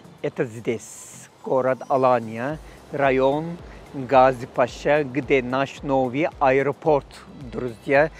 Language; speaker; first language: Russian; non-native, learner; Turkish